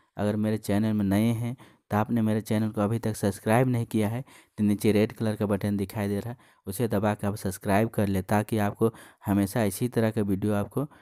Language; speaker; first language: Hindi; native; Hindi